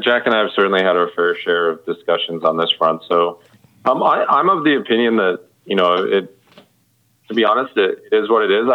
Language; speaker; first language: English; native; English